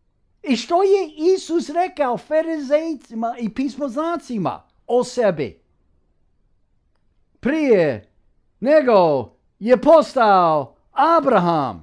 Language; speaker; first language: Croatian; non-native, fluent; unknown